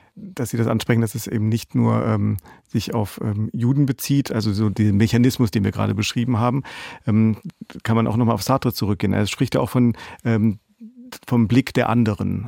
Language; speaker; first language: German; native; German